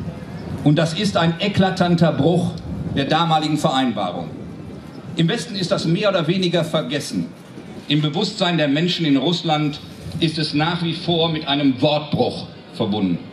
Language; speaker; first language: German; native; German